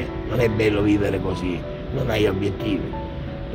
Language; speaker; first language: Italian; native; Italian